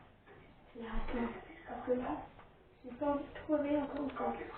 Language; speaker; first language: French; native; French